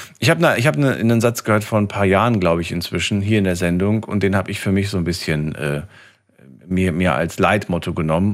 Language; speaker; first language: German; native; German